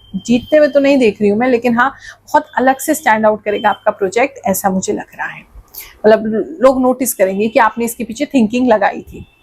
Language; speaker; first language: Hindi; native; Hindi